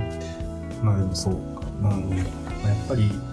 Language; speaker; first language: Japanese; native; Japanese